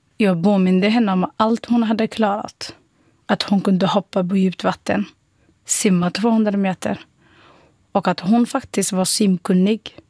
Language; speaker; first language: Swedish; non-native, fluent; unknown